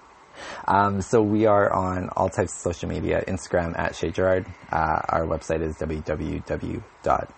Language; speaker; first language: English; native; English